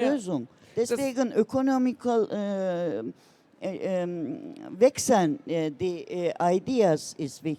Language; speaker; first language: German; non-native, learner; Turkish